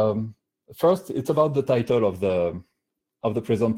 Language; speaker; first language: English; non-native, fluent; French